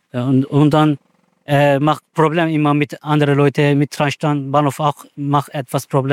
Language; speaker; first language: German; non-native, learner; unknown